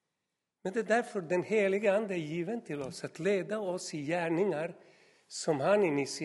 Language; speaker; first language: Swedish; non-native, fluent; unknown